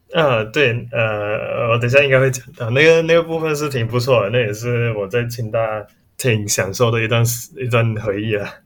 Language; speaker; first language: Chinese; native; Chinese